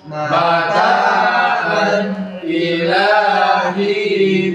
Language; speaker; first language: Arabic; non-native, learner; Indonesian